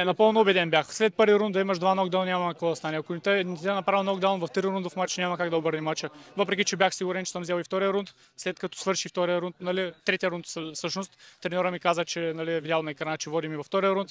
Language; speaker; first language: Bulgarian; native; Bulgarian